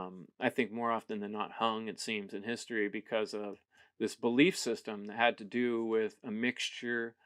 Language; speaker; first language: English; native; English